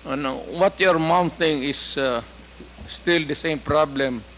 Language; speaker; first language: English; non-native, local second language; Filipino